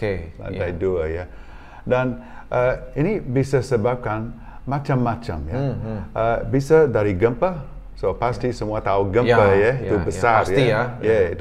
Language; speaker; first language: Indonesian; non-native, learner; English